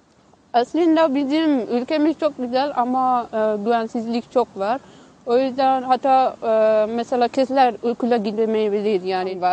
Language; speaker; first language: Turkish; non-native, fluent; Persian